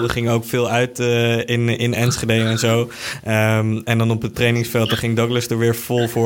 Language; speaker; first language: Dutch; native; Dutch